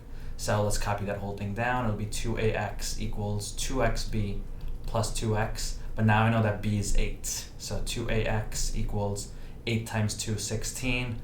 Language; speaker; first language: English; native; English